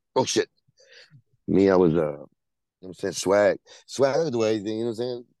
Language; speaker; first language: English; non-native, fluent; Spanish